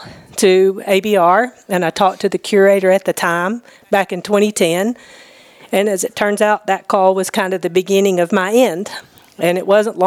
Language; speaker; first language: English; native; English